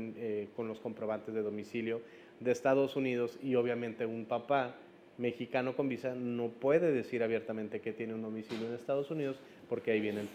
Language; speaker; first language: Spanish; native; Spanish